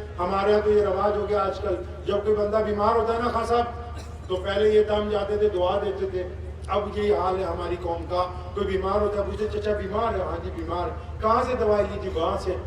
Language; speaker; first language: Urdu; non-native, local second language; Punjabi